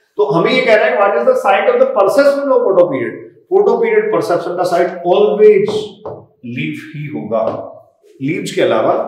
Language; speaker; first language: Hindi; native; Hindi